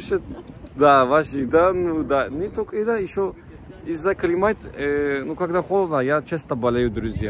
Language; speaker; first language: Russian; non-native, learner; Turkish